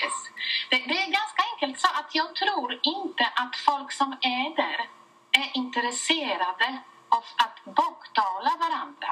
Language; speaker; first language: Swedish; non-native, fluent; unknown